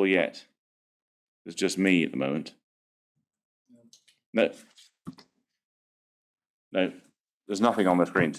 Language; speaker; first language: English; native; English